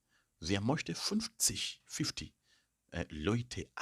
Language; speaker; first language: German; non-native, learner; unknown